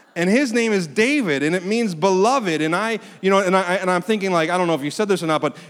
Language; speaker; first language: English; early bilingual, other home language; Korean